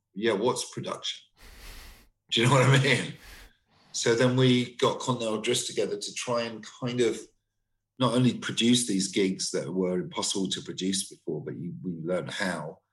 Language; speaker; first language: English; native; English